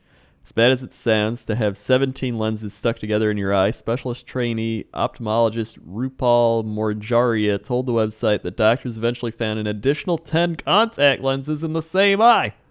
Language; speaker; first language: English; native; English